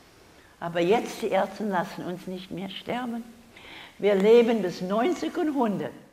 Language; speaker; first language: German; non-native, learner; English